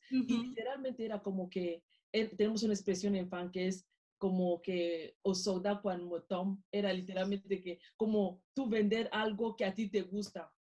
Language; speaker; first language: Spanish; non-native, local second language; Fang